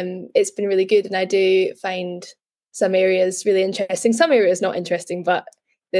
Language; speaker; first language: English; native; English